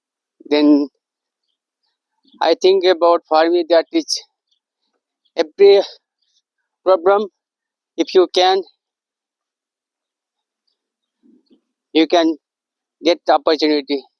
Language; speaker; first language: English; non-native, learner; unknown